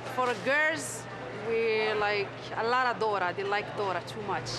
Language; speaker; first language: English; native; English